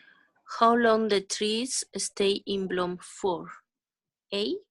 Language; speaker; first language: English; non-native, learner; Spanish